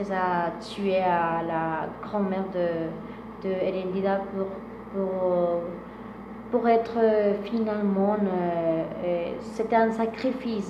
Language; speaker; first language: French; non-native, fluent; Spanish